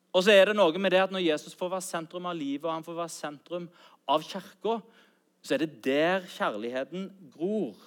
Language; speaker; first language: Norwegian; native; Norwegian